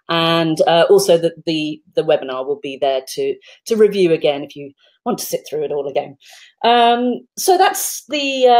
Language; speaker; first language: English; native; English